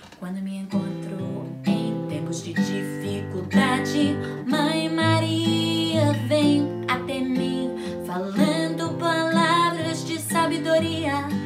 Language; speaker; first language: Portuguese; non-native, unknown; English